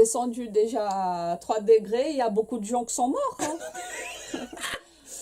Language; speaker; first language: French; non-native, fluent; Portuguese